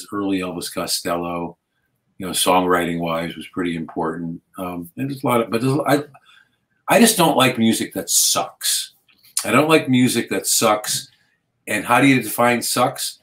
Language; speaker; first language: English; native; English